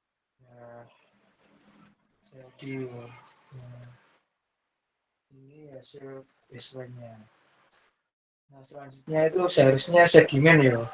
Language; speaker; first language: Indonesian; non-native, local second language; Javanese